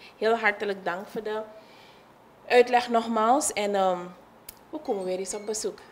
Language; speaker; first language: Dutch; native; Dutch